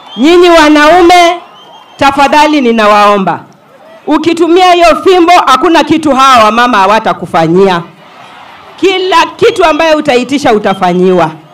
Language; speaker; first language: Swahili; non-native, local second language; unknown